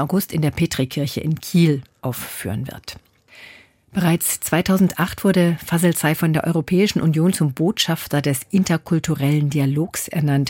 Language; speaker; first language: German; native; German